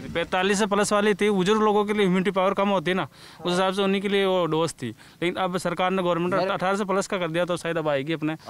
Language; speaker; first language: Hindi; native; Hindi